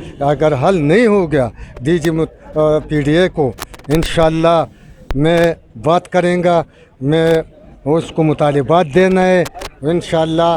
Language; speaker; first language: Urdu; non-native, local second language; Pashto